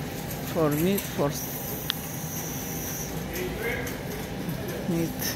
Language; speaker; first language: English; non-native, learner; Russian